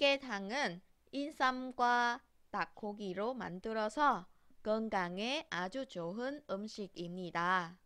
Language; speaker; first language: Korean; non-native, fluent; Vietnamese